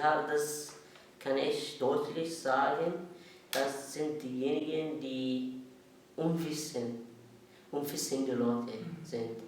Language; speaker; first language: German; non-native, learner; Arabic